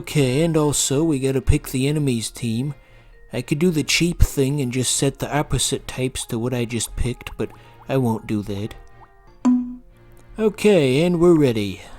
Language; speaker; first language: English; native; English